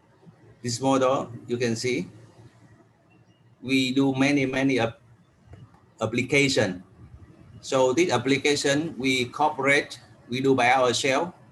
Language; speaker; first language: English; non-native, learner; Vietnamese